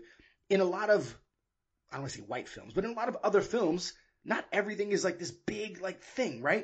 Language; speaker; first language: English; native; English